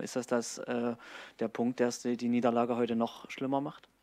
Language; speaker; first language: German; native; German